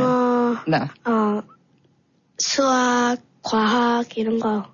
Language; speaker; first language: Korean; early bilingual, heritage; Korean